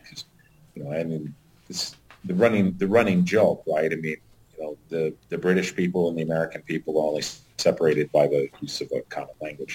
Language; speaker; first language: English; native; English